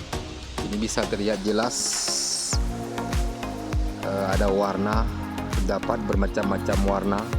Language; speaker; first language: Indonesian; non-native, local second language; Achinese